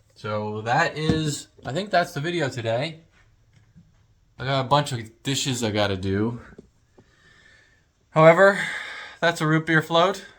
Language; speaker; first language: English; native; English